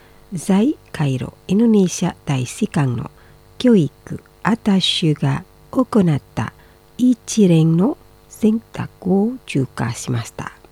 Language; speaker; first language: Japanese; non-native, fluent; Indonesian